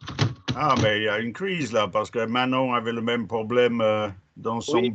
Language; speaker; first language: French; non-native, fluent; English